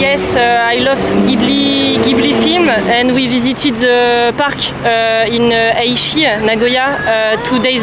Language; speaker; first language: English; non-native, fluent; French